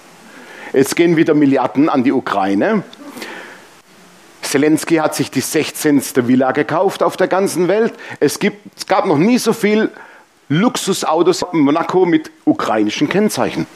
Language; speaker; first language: German; native; German